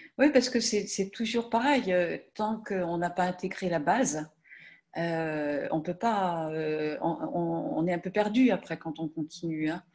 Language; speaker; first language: French; native; French